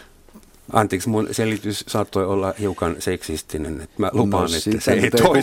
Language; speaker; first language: Finnish; non-native, fluent; German